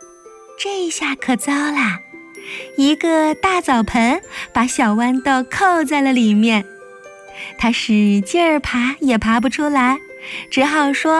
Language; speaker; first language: Chinese; native; Chinese